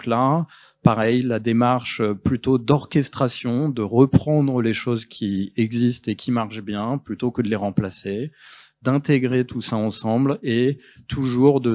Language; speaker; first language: French; native; French